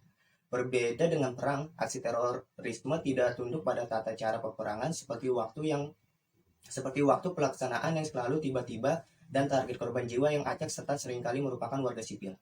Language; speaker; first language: Indonesian; native; Indonesian